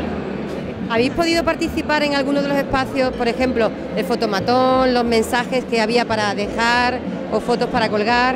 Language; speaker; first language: Spanish; native; Spanish